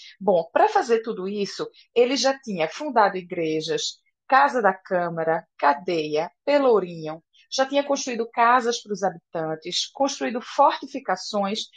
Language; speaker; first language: Portuguese; native; Portuguese